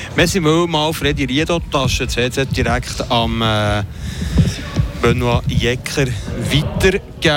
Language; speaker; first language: German; native; German